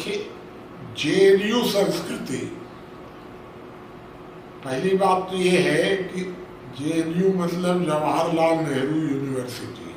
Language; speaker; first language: Hindi; native; Hindi